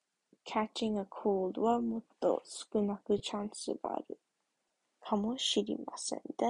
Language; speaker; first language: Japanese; early bilingual, heritage; English